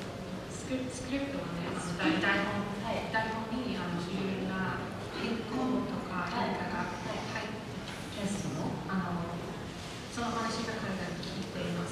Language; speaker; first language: Japanese; non-native, fluent; English